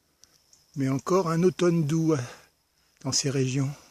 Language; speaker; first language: French; native; French